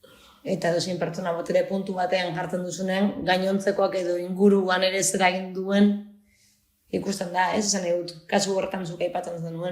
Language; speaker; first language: Basque; native; Basque